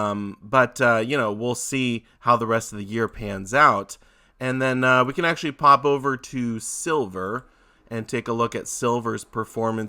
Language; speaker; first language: English; native; English